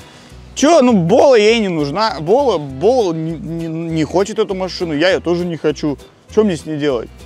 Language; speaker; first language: Russian; native; Russian